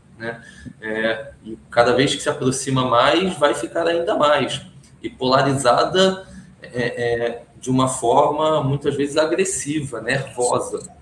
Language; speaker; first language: Portuguese; early bilingual, other home language; Hebrew